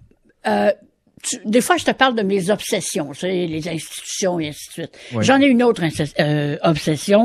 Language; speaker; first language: French; native; French